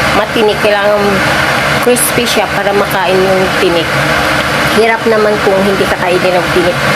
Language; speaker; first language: Filipino; non-native, local second language; Cebuano